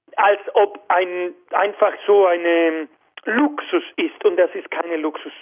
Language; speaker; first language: German; non-native, fluent; Spanish